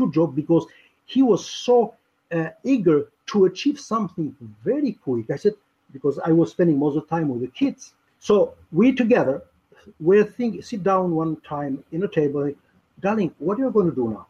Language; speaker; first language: English; non-native, fluent; Albanian